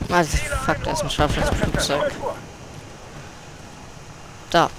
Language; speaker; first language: German; native; German